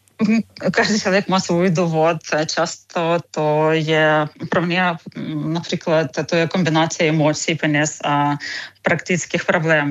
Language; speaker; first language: Czech; non-native, fluent; Ukrainian